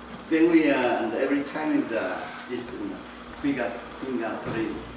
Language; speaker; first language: English; non-native, learner; Japanese